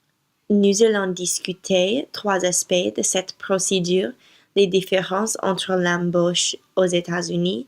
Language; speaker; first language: French; non-native, learner; English